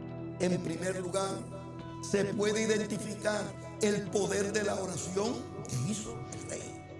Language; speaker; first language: Spanish; native; Spanish